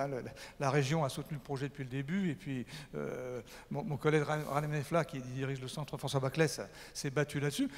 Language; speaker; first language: French; native; French